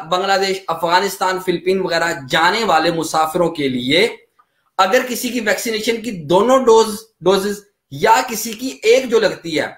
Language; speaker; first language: Urdu; non-native, local second language; Punjabi